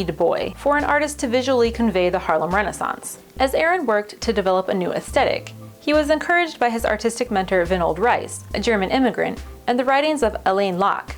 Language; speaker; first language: English; native; English